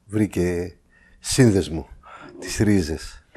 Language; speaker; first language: Greek; native; Greek